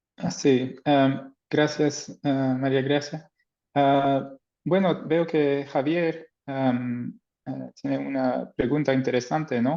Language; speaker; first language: Spanish; non-native, fluent; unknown